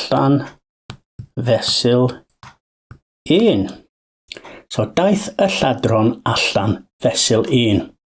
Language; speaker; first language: Welsh; non-native, learner; English